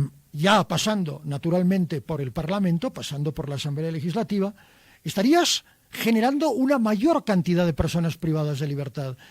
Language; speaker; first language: Spanish; native; Spanish